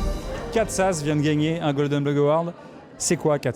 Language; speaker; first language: French; native; French